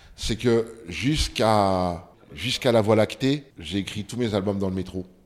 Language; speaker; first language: French; early bilingual, other home language; Bambara